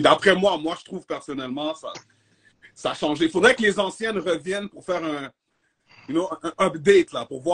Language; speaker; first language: French; native; French